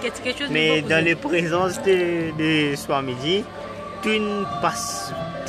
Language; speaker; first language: French; non-native, learner; Morisyen